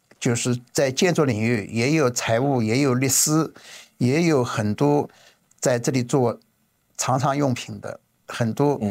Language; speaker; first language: Chinese; native; Chinese